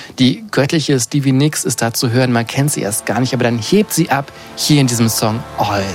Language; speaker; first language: German; native; German